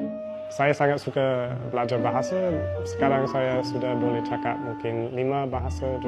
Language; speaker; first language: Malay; non-native, fluent; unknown